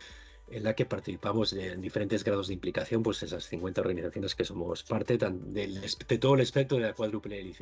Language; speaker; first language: Spanish; native; Spanish